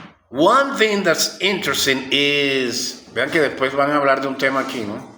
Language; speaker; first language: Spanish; native; Spanish